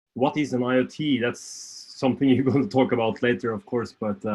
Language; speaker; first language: English; non-native, fluent; Norwegian